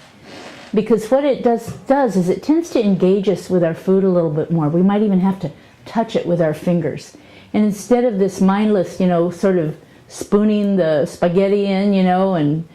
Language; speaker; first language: English; native; English